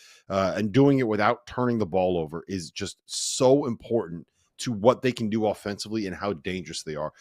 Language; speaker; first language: English; native; English